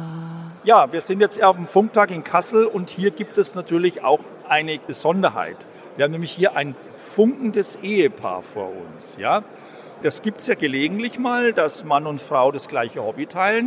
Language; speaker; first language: German; native; German